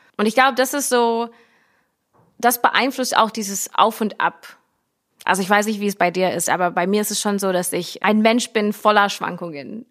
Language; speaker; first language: German; early bilingual, heritage; English